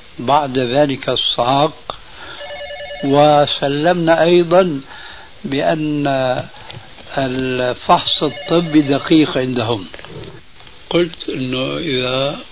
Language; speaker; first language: Arabic; early bilingual, other home language; Albanian